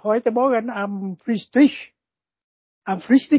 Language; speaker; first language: German; non-native, learner; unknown